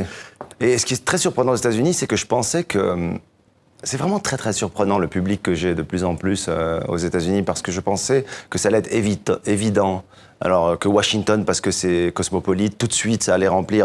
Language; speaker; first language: French; native; French